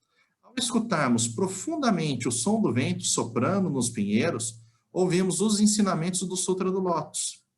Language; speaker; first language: Portuguese; native; Portuguese